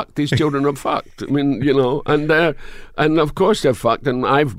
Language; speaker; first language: English; native; English